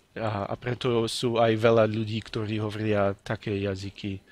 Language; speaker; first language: Slovak; non-native, learner; German